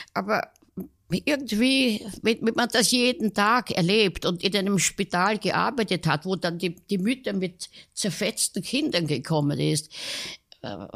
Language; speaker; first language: German; native; German